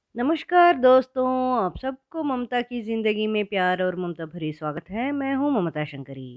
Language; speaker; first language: Hindi; non-native, local second language; Kannada